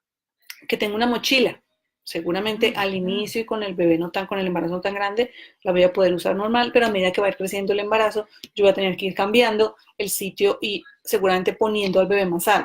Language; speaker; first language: Spanish; native; Spanish